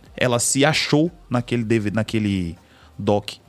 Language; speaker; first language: Portuguese; native; Portuguese